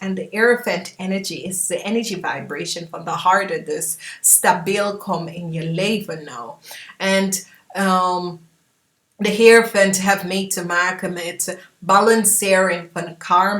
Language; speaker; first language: Dutch; non-native, fluent; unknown